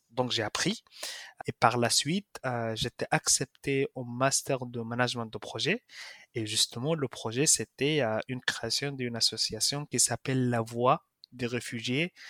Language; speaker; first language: French; non-native, fluent; Arabic